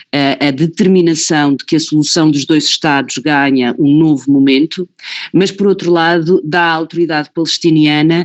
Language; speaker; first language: Portuguese; native; Portuguese